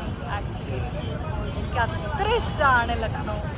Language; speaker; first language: Malayalam; non-native, learner; Hindi